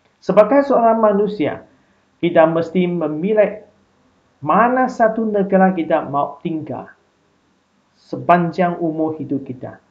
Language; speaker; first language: Malay; non-native, local second language; Chinese